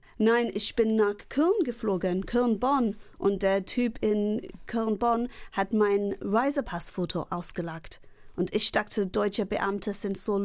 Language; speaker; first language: German; non-native, fluent; English